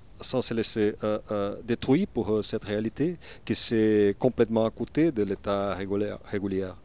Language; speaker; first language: French; non-native, learner; Portuguese